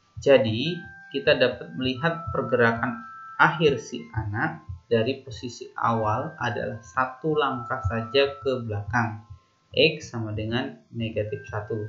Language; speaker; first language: Indonesian; native; Indonesian